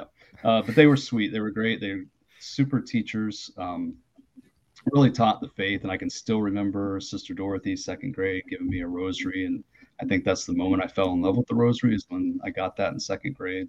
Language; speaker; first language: English; native; English